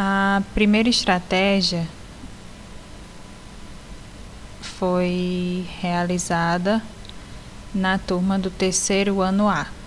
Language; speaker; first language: Portuguese; native; Portuguese